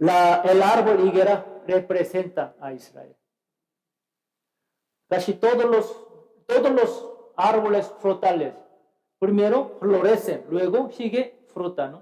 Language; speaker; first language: Spanish; non-native, fluent; Korean